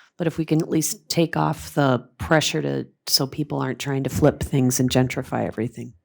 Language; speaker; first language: English; native; English